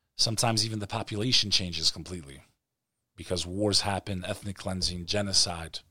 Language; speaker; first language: English; native; English